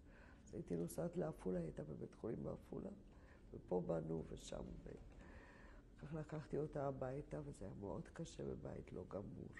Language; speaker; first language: Hebrew; non-native, fluent; Polish